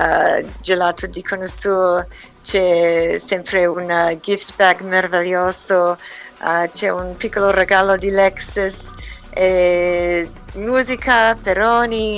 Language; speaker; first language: Italian; early bilingual, heritage; English